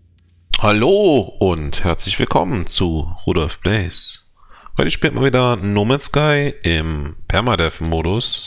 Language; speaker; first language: German; native; German